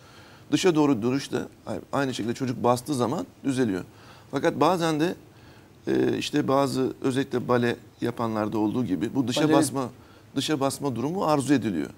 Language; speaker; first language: Turkish; native; Turkish